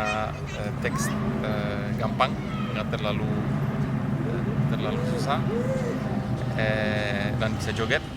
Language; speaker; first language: Indonesian; non-native, fluent; Polish